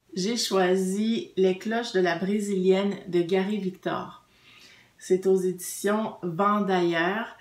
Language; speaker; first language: French; native; French